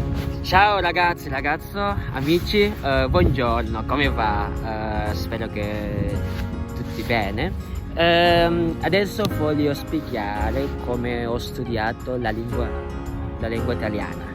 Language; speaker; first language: Italian; non-native, learner; Indonesian